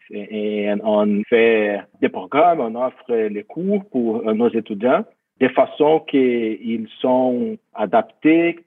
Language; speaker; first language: French; non-native, fluent; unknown